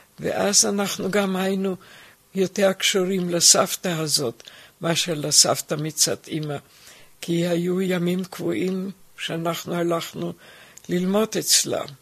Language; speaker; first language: Hebrew; non-native, fluent; German